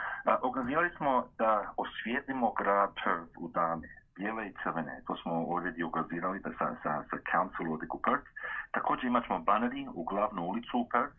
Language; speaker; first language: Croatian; early bilingual, heritage; Croatian